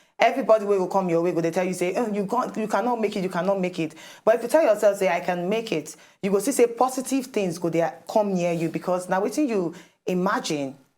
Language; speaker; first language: Nigerian Pidgin; native; Nigerian Pidgin